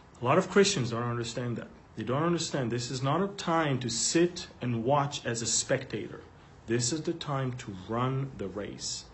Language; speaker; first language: English; non-native, fluent; Hebrew